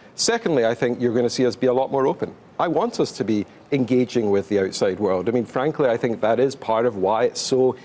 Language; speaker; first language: English; native; English